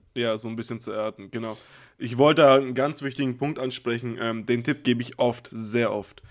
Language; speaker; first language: German; native; German